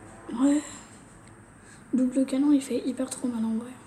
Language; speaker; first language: French; native; French